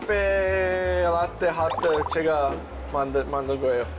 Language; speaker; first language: Korean; non-native, learner; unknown